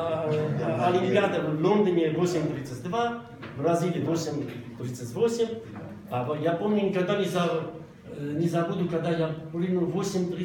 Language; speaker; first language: Russian; non-native, local second language; Armenian